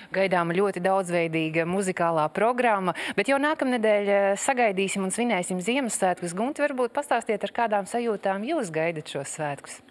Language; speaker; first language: Latvian; native; Latvian